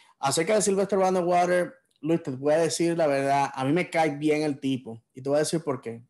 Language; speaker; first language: Spanish; native; Spanish